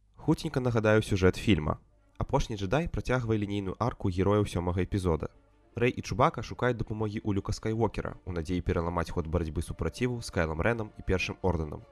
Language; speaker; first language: Belarusian; non-native, local second language; Russian